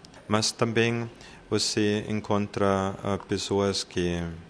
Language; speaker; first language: Portuguese; non-native, fluent; German